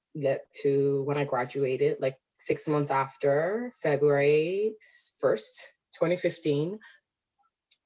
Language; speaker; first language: English; non-native, fluent; Somali